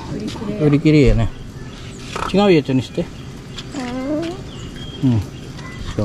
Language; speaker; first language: Japanese; non-native, fluent; Filipino